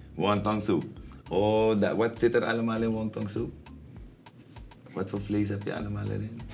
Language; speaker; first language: Dutch; native; Dutch